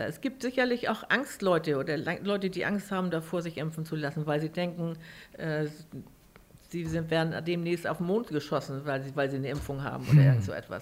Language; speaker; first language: German; native; German